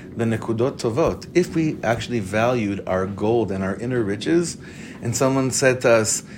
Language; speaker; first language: English; native; English